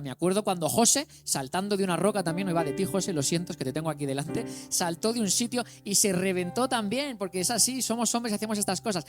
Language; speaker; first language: Spanish; native; Spanish